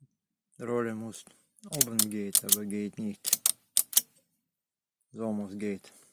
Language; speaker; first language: German; non-native, learner; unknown